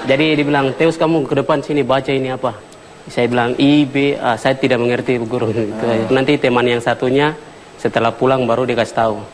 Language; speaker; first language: Indonesian; non-native, local second language; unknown